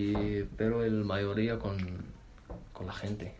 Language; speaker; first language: Spanish; non-native, learner; Arabic